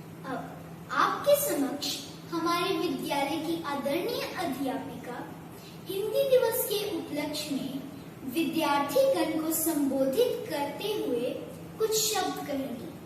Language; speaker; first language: Hindi; native; Hindi